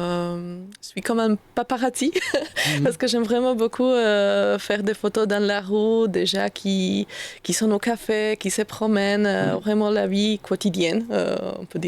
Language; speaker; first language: French; non-native, learner; Slovak